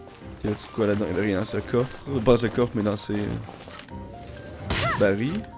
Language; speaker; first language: French; native; French